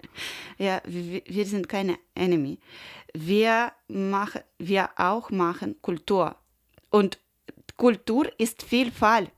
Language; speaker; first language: German; non-native, learner; Ukrainian